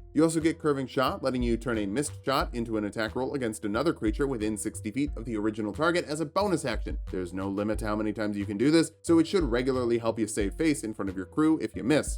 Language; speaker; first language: English; native; English